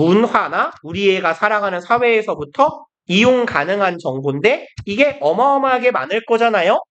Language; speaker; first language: Korean; native; Korean